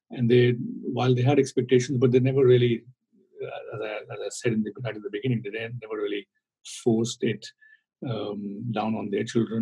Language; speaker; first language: English; non-native, local second language; Hindi